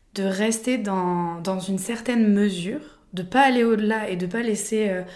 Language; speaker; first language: French; native; French